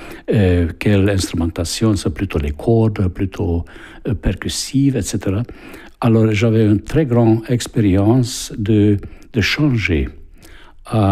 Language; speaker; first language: French; non-native, fluent; Hungarian